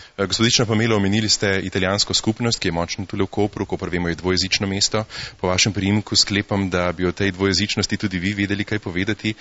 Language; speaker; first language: Slovenian; native; Slovenian